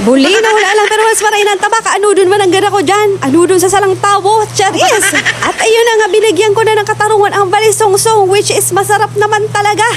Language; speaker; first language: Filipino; non-native, local second language; Bikol